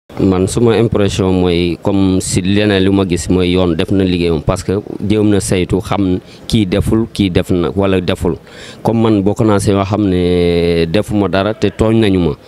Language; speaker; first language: Wolof; non-native, local second language; Jola-Fonyi